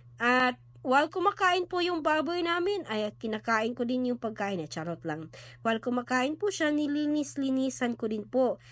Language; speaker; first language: Filipino; non-native, local second language; Cebuano